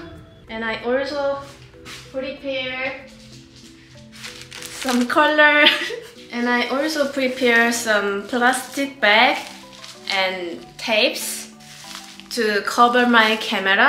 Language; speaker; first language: English; non-native, learner; Korean